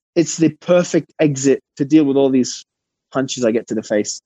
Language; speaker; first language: English; early bilingual, other home language; Arabic